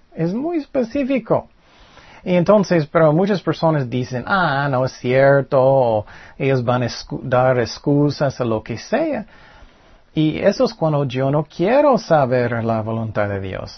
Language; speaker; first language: Spanish; non-native, fluent; English